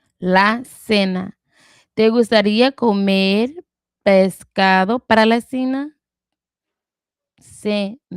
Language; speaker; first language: Spanish; non-native, learner; English